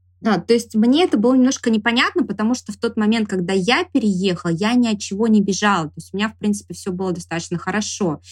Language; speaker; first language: Russian; native; Russian